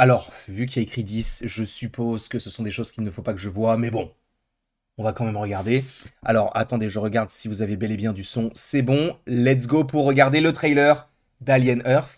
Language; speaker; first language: French; native; French